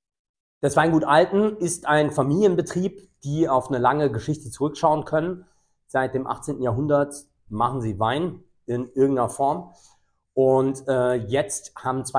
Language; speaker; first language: German; native; German